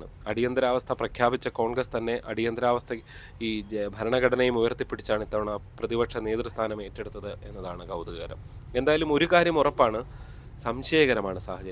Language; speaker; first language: Malayalam; native; Malayalam